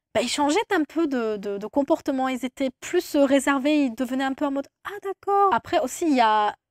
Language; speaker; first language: French; non-native, fluent; Turkish